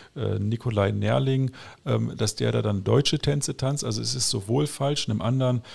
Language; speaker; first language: German; native; German